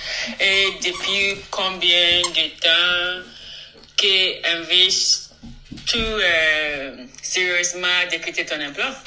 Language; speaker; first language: French; non-native, learner; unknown